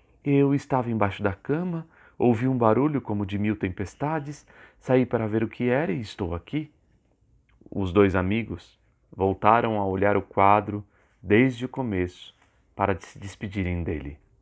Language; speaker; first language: Portuguese; native; Portuguese